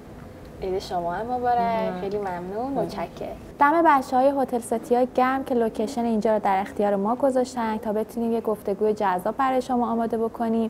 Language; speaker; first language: Persian; native; Persian